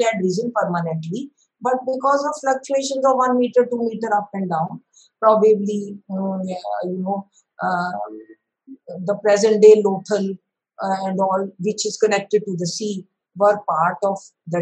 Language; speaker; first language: English; non-native, local second language; Hindi